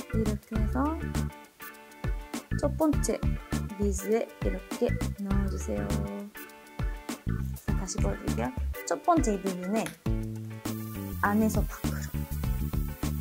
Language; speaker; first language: Korean; non-native, fluent; Japanese